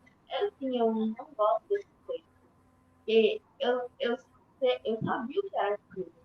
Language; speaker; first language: Portuguese; early bilingual, other home language; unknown